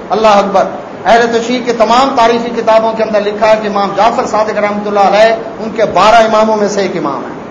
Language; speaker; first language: Urdu; non-native, local second language; Saraiki